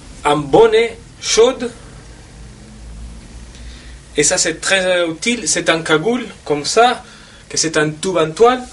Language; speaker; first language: French; non-native, fluent; Spanish